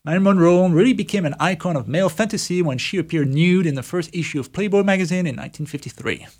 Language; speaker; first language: English; non-native, fluent; French